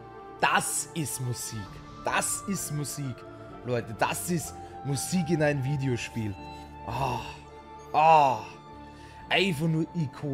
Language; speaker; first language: German; native; German